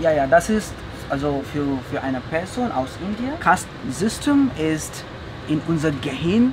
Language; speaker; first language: German; non-native, fluent; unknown